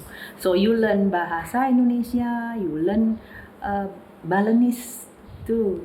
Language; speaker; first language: English; non-native, learner; Indonesian